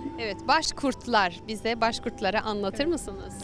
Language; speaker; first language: Turkish; native; Turkish